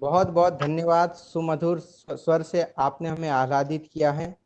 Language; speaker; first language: Hindi; non-native, local second language; Gujarati